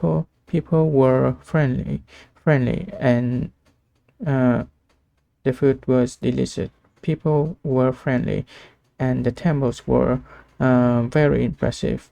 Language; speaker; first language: English; non-native, learner; Vietnamese